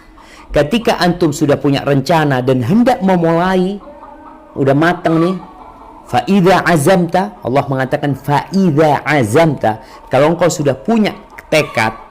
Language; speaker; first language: Indonesian; native; Indonesian